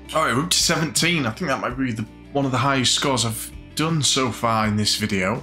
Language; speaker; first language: English; native; English